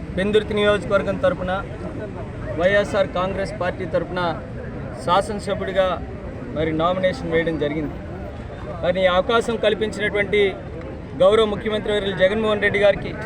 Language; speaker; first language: Telugu; native; Telugu